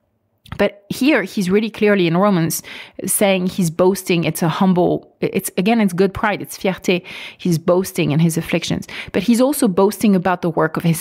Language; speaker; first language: English; non-native, fluent; French